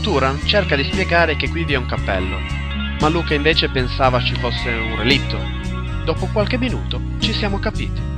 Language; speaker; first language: Italian; native; Italian